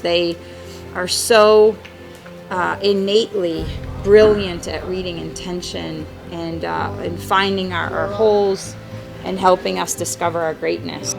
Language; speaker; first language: English; native; English